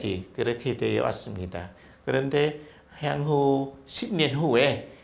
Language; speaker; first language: Korean; non-native, fluent; Vietnamese